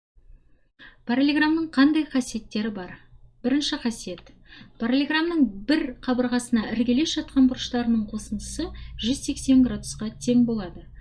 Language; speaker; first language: Kazakh; native; Kazakh